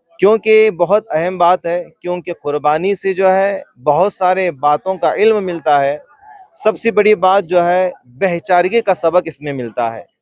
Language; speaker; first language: Urdu; native; Urdu